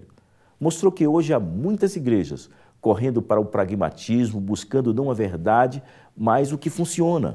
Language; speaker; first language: Portuguese; native; Portuguese